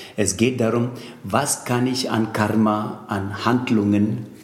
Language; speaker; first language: German; non-native, fluent; Tamil